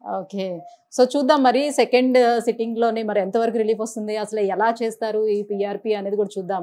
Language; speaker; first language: Telugu; native; Telugu